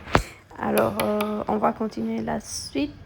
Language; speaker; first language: French; non-native, fluent; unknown